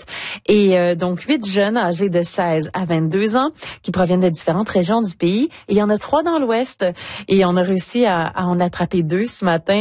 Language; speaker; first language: French; native; French